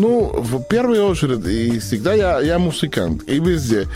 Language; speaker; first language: Russian; non-native, learner; Spanish